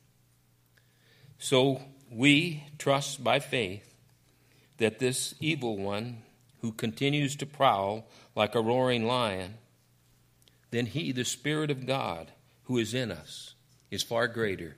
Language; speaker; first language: English; native; English